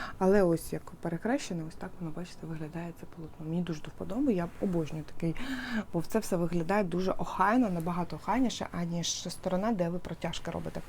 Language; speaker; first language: Ukrainian; non-native, local second language; Russian